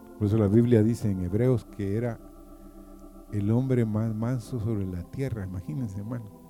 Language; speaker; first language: Spanish; native; Spanish